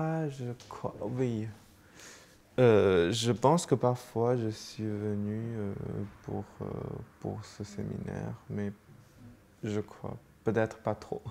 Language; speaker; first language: French; non-native, fluent; Chinese